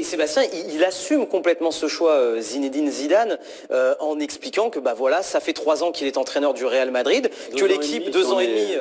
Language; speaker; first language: French; native; French